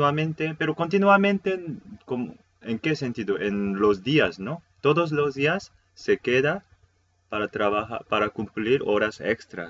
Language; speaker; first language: Spanish; non-native, fluent; Korean